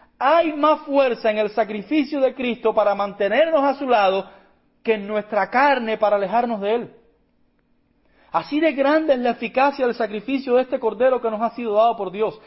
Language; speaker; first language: Spanish; native; Spanish